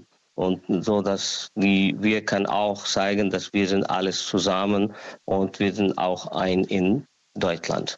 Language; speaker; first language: German; non-native, learner; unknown